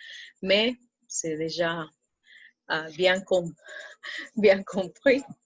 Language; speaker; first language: French; non-native, fluent; Spanish